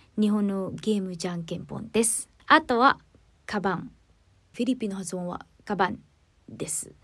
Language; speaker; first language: Japanese; non-native, fluent; Filipino